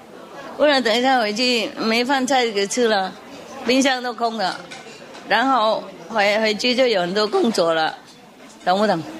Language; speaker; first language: Chinese; non-native, fluent; Vietnamese